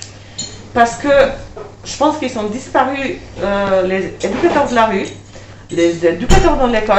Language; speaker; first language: French; non-native, fluent; Albanian